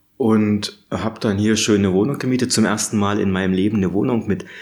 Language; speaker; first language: German; native; German